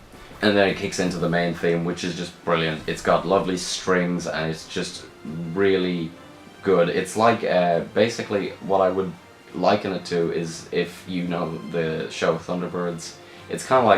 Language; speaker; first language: English; native; English